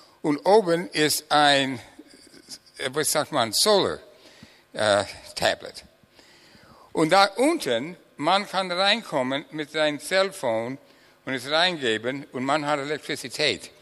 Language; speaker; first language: German; non-native, fluent; English